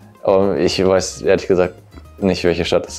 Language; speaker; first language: German; native; German